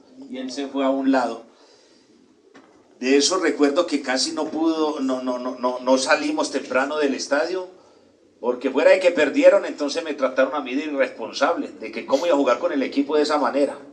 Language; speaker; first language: Spanish; native; Spanish